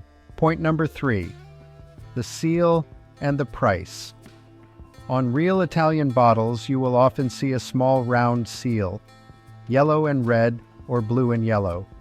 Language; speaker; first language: English; non-native, fluent; Italian